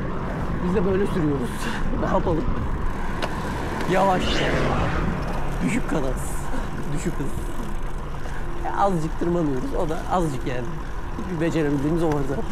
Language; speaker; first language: Turkish; native; Turkish